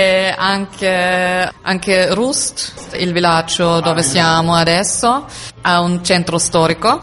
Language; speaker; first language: Italian; non-native, learner; German